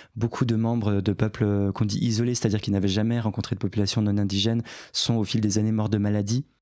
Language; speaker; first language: French; native; French